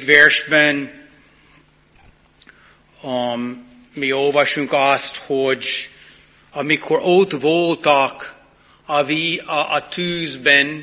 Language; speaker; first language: Hungarian; non-native, learner; English